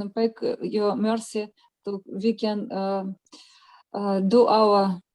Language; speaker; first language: English; non-native, learner; Russian